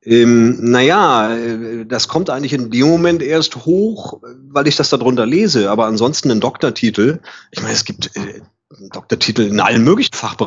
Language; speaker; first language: German; native; German